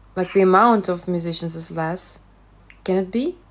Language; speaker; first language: English; non-native, fluent; Russian